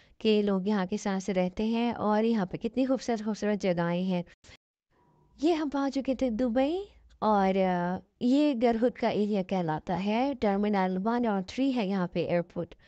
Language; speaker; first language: Urdu; native; Urdu